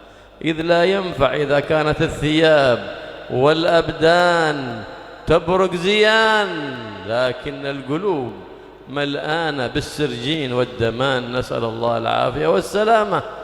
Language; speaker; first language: Arabic; native; Arabic